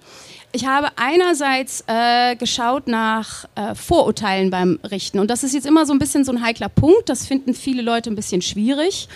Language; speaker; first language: German; native; German